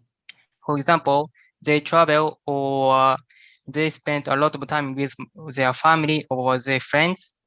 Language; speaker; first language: English; non-native, learner; Japanese